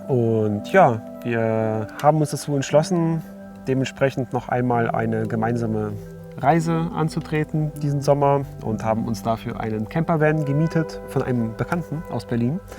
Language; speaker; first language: German; native; German